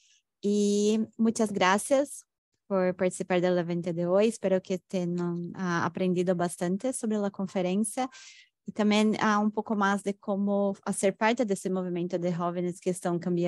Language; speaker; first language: Spanish; non-native, fluent; Portuguese